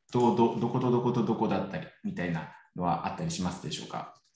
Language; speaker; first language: Japanese; native; Japanese